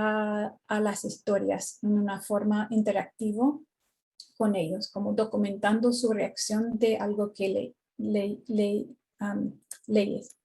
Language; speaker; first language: Spanish; non-native, fluent; English